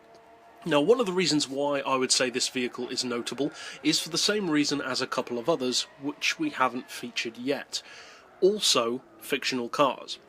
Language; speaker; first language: English; native; English